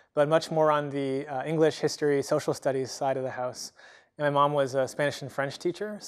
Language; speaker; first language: English; native; English